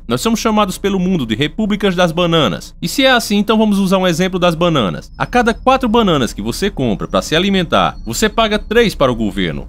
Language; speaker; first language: Portuguese; native; Portuguese